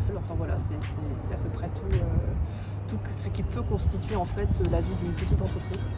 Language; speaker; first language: French; native; French